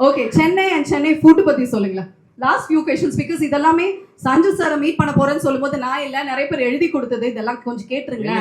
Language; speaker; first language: Tamil; native; Tamil